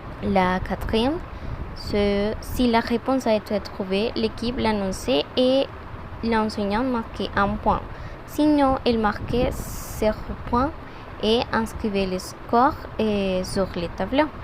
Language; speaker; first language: French; non-native, learner; Spanish